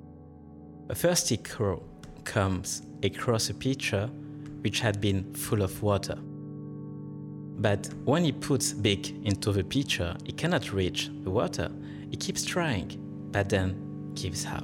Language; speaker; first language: English; non-native, fluent; French